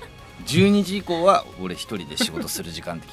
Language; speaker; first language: Japanese; native; Japanese